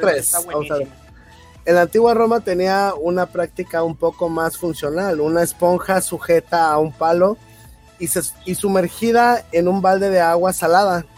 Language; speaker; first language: Spanish; native; Spanish